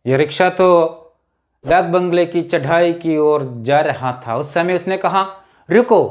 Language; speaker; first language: Hindi; non-native, local second language; Malayalam